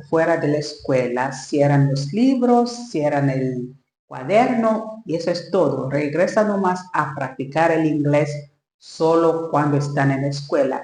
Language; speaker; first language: Spanish; non-native, learner; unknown